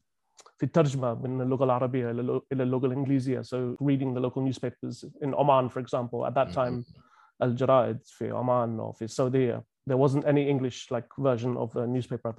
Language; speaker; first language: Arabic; non-native, learner; Kachhi